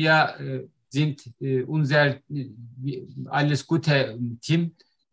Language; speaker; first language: German; non-native, learner; Turkish